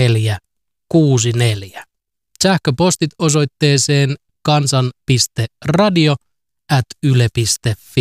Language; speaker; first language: Finnish; native; Finnish